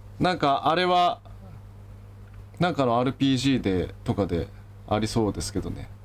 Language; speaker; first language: Japanese; native; Japanese